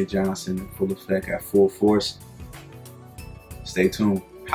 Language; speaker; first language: English; native; English